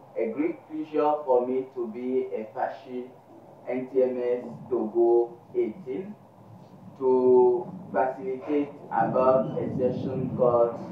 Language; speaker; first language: English; non-native, learner; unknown